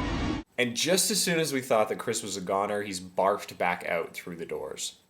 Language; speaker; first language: English; native; English